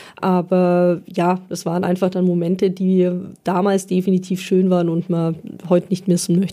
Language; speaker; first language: German; native; German